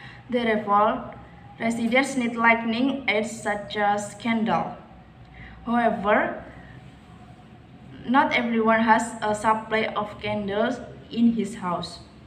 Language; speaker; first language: English; non-native, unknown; Indonesian